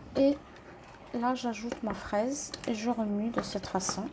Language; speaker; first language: French; non-native, local second language; Arabic